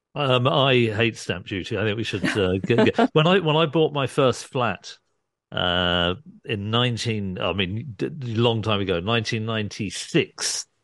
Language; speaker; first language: English; early bilingual, other home language; Urdu